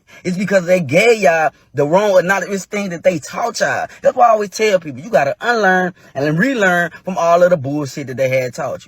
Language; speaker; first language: English; native; English